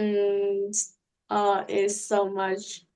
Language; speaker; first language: English; non-native, learner; Vietnamese